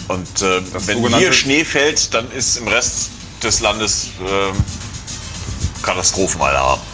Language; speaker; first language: German; native; German